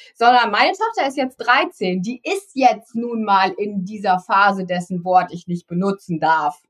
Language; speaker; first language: German; native; German